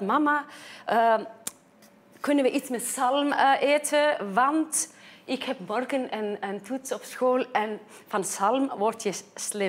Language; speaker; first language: Dutch; non-native, fluent; Icelandic